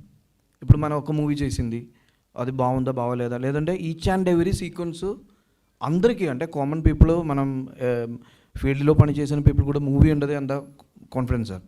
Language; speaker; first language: Telugu; non-native, local second language; Malayalam